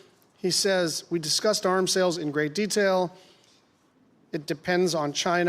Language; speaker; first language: English; native; English